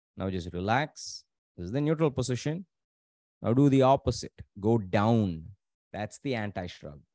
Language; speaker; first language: English; non-native, local second language; Tamil